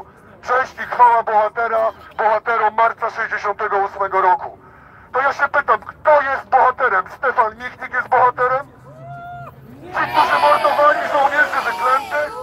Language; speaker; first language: Polish; native; Polish